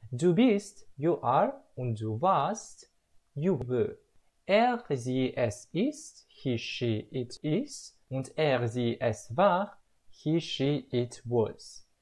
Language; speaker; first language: German; non-native, learner; Russian